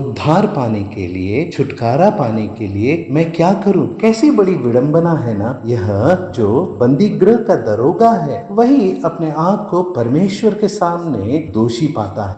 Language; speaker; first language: Hindi; native; Hindi